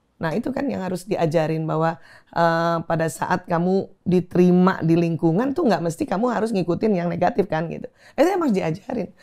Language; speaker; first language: Indonesian; native; Indonesian